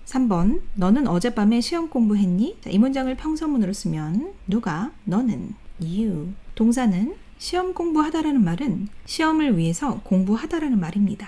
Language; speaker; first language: Korean; native; Korean